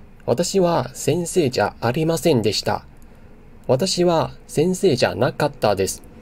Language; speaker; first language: Japanese; non-native, fluent; Chinese